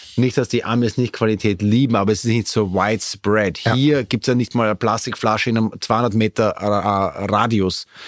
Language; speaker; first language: German; native; German